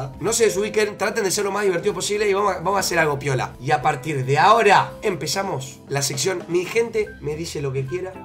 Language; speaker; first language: Spanish; native; Spanish